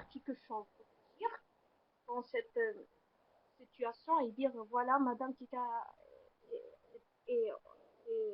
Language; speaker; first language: French; non-native, learner; Arabic